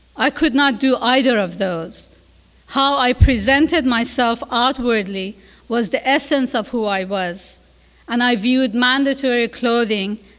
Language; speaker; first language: English; non-native, fluent; Persian